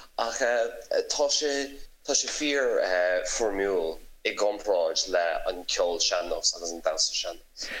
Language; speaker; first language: Irish; non-native, local second language; English